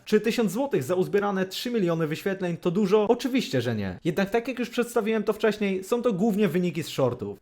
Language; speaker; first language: Polish; native; Polish